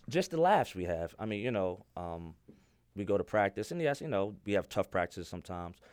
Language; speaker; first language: English; native; English